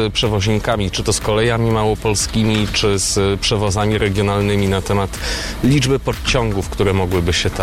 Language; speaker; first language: Polish; native; Polish